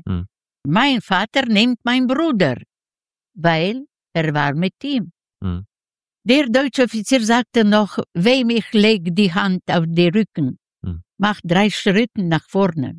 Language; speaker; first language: German; non-native, fluent; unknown